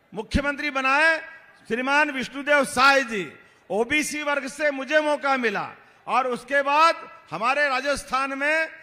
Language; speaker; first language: Hindi; native; Hindi